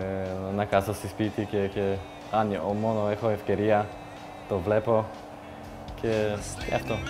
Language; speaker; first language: Greek; non-native, learner; Polish